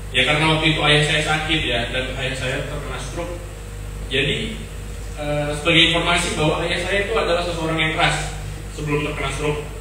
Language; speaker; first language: Indonesian; native; Indonesian